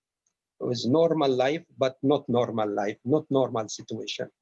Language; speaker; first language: English; non-native, learner; Arabic